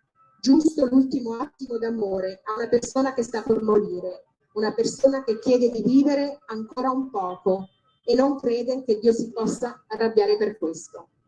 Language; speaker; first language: Italian; native; Italian